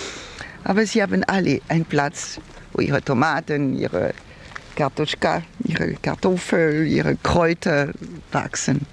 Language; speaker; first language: German; non-native, fluent; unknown